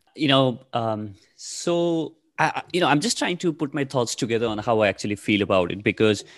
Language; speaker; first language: English; non-native, local second language; Nepali